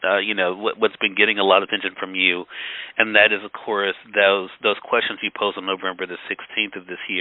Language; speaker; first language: English; native; English